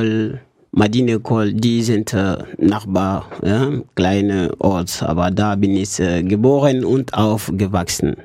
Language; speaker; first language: German; non-native, learner; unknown